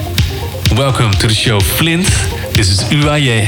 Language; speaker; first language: English; non-native, fluent; Dutch